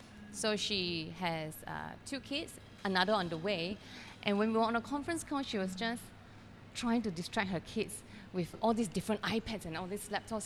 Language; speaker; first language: English; non-native, local second language; Cantonese